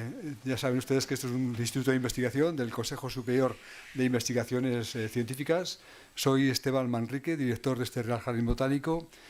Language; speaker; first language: Spanish; native; Spanish